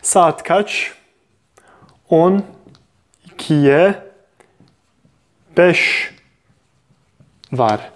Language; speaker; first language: Turkish; non-native, fluent; Bosnian